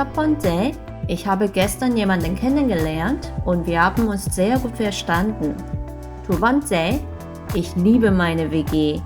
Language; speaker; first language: German; non-native, fluent; Korean